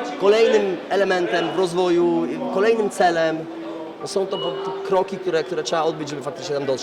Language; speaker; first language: Polish; native; Polish